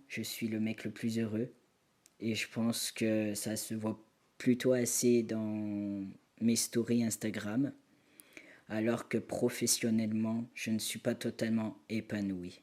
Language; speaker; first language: French; native; French